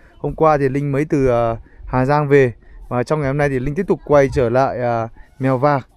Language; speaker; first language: Vietnamese; non-native, local second language; Hmong